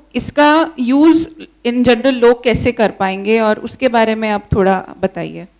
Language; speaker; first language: Hindi; non-native, local second language; Marathi